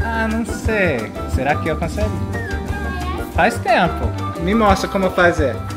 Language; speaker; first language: Portuguese; non-native, learner; English